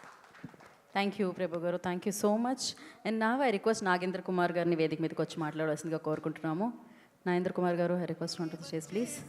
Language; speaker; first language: Telugu; native; Telugu